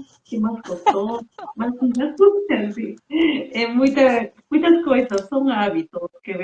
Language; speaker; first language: Portuguese; non-native, fluent; Spanish